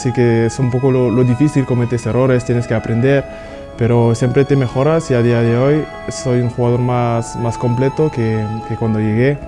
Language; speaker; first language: Spanish; non-native, fluent; French